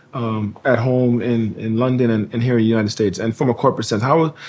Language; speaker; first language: English; native; English